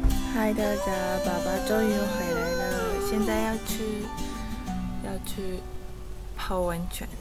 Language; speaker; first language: Chinese; early bilingual, heritage; Chinese